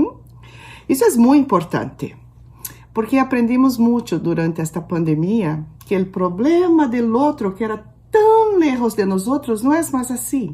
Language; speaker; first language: Portuguese; non-native, fluent; Spanish